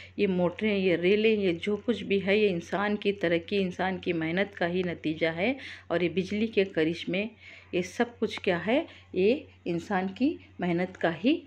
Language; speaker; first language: Urdu; native; Urdu